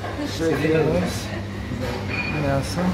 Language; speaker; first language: Russian; native; Russian